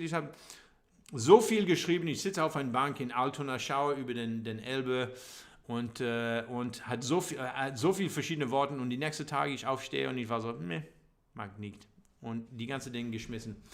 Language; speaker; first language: German; non-native, learner; English